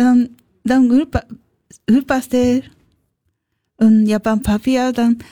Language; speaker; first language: German; non-native, learner; Japanese